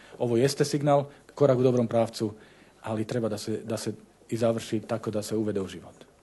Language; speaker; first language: Bosnian; non-native, fluent; Slovak